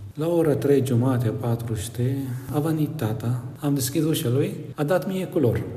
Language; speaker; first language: Romanian; non-native, fluent; Arabic